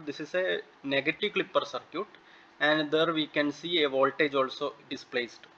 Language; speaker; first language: English; non-native, local second language; Malayalam